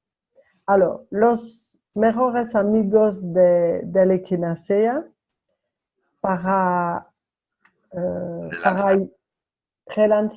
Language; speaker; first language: Spanish; non-native, learner; French